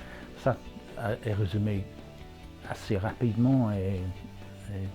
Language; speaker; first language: French; non-native, fluent; English